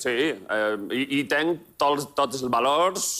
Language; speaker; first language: Catalan; non-native, local second language; Spanish